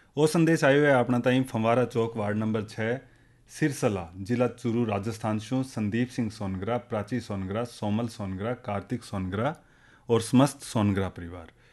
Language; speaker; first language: Hindi; native; Hindi